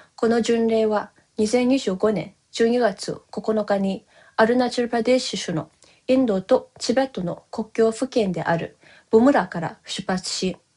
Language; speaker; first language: Japanese; non-native, fluent; Tibetan